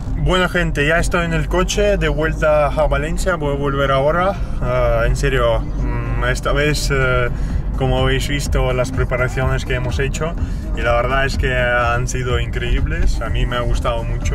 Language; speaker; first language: Spanish; native; Spanish